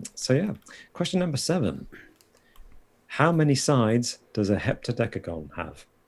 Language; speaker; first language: English; native; English